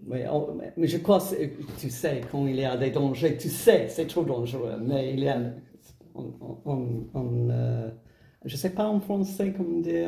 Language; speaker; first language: French; non-native, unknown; English